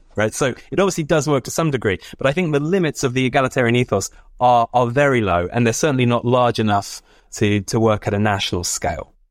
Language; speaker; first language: English; native; English